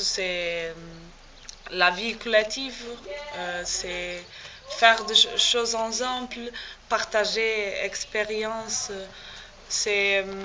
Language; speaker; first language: French; non-native, learner; Portuguese